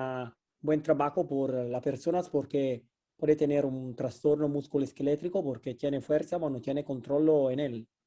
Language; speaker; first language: Spanish; non-native, fluent; Italian